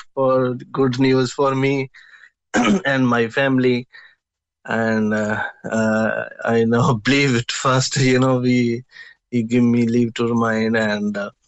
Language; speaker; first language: English; non-native, local second language; Punjabi